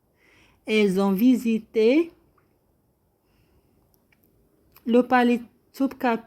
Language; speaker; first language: French; non-native, local second language; Arabic